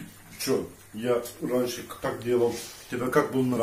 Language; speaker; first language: Russian; non-native, learner; Turkish